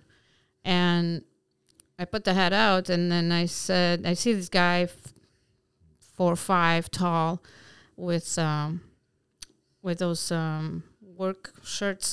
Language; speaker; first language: English; non-native, fluent; Albanian